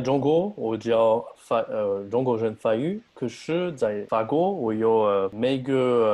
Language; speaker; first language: Chinese; non-native, learner; French